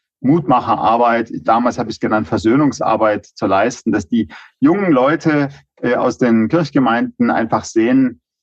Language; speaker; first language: German; native; German